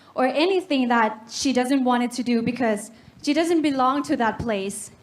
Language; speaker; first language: English; non-native, learner; Thai